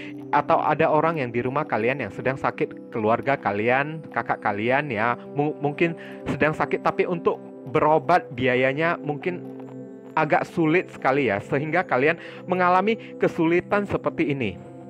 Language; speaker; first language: Indonesian; native; Indonesian